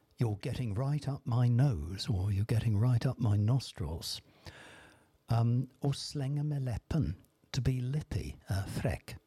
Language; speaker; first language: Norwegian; non-native, fluent; English